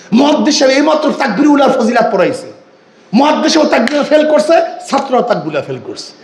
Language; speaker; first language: Bangla; native; Bangla